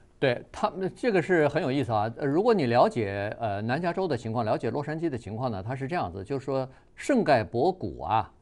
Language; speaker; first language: Chinese; native; Chinese